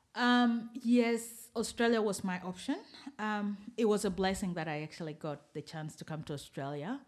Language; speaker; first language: English; non-native, fluent; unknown